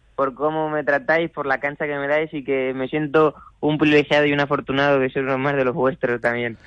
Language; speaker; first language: Spanish; native; Spanish